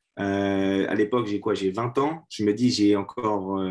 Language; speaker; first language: French; native; French